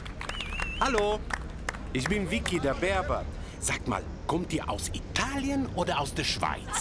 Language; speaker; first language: German; native; German